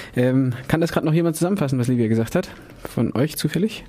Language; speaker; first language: German; native; German